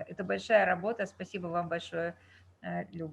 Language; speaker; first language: Russian; native; Russian